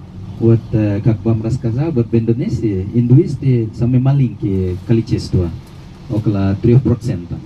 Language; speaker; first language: Russian; non-native, fluent; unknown